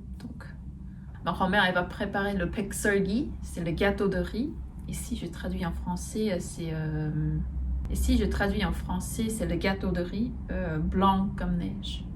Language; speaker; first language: French; non-native, fluent; Korean